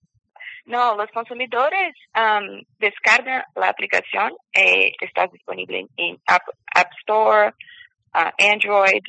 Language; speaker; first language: Spanish; non-native, learner; Portuguese